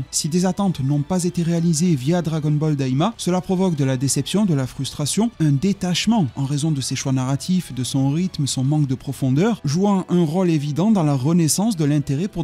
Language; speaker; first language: French; native; French